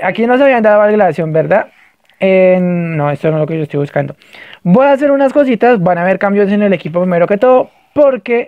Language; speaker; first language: Spanish; native; Spanish